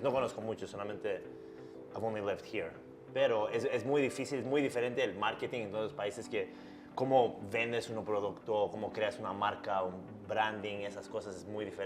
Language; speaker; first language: Spanish; non-native, learner; English